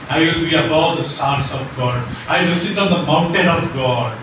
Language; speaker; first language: English; non-native, local second language; Telugu